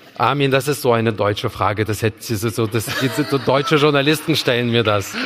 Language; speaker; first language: German; early bilingual, other home language; Russian